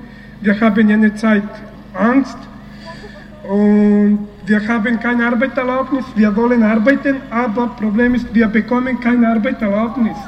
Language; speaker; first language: German; non-native, learner; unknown